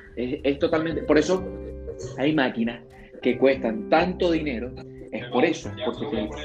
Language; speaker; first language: Spanish; native; Spanish